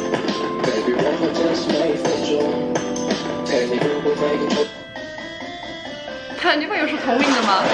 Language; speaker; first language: Chinese; non-native, fluent; English